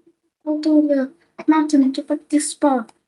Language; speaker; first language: English; non-native, learner; Vietnamese